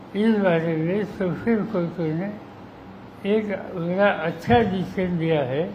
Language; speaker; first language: Hindi; non-native, local second language; Marathi